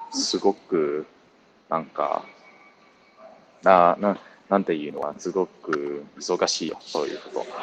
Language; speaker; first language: Japanese; non-native, learner; English